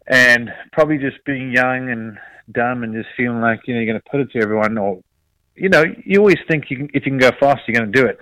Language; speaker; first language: English; native; English